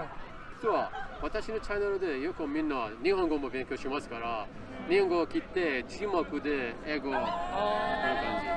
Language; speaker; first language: Japanese; non-native, learner; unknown